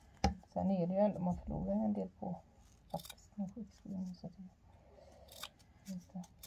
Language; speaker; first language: Swedish; native; Swedish